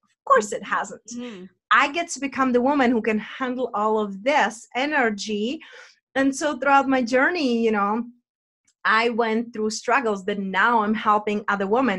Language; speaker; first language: English; non-native, fluent; Czech